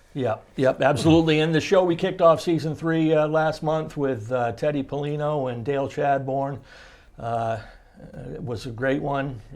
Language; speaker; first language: English; native; English